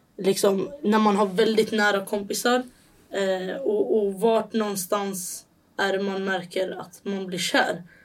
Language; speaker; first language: Swedish; early bilingual, other home language; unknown